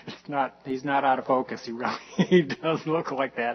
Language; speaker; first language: English; native; English